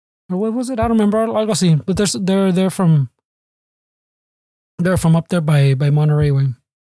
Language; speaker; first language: English; early bilingual, other home language; Spanish